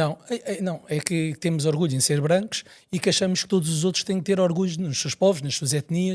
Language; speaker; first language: Portuguese; native; Portuguese